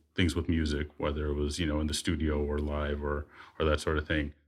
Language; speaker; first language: English; native; English